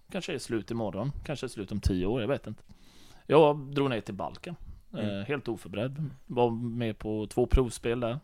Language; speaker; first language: Swedish; early bilingual, other home language; Bosnian